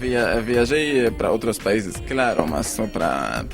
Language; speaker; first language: Portuguese; non-native, fluent; Arabic